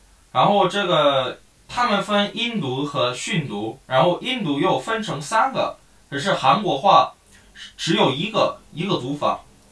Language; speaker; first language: Chinese; non-native, fluent; Korean